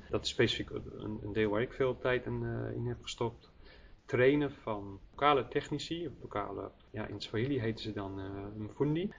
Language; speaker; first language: Dutch; early bilingual, heritage; Dutch